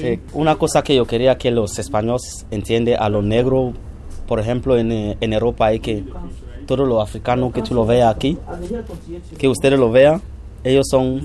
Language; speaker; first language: Spanish; non-native, fluent; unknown